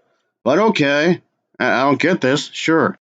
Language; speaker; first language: English; native; English